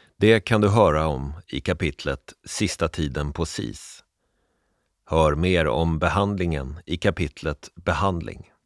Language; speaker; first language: Swedish; native; Swedish